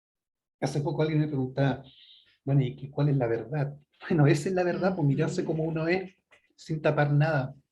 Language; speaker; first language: Spanish; native; Spanish